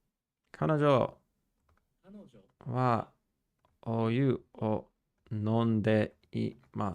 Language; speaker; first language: Japanese; non-native, learner; English